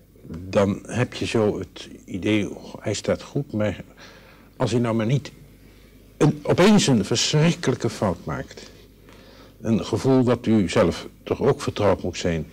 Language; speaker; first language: Dutch; native; Dutch